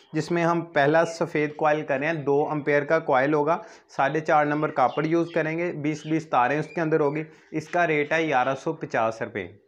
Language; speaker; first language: Urdu; non-native, local second language; Punjabi